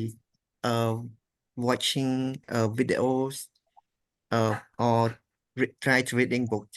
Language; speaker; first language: English; non-native, learner; Khmer